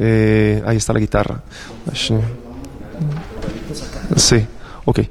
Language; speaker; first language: Spanish; non-native, fluent; Polish